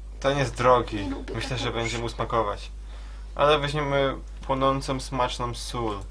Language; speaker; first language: Polish; native; Polish